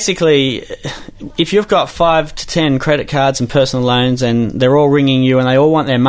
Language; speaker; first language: English; native; English